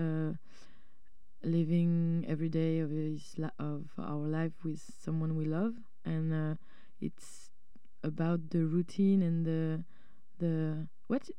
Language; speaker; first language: English; non-native, fluent; French